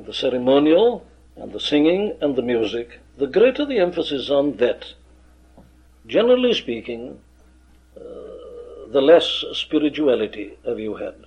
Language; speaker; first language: English; native; English